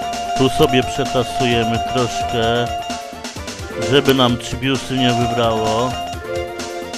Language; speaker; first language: Polish; native; Polish